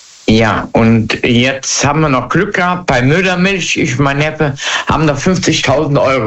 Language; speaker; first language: German; native; German